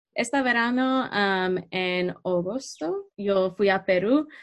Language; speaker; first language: Spanish; non-native, learner; English